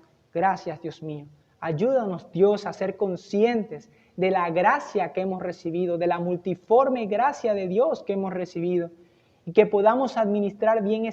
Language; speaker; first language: Spanish; native; Spanish